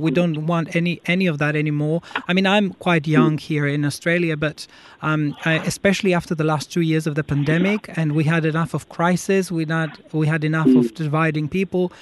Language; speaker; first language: English; non-native, fluent; Greek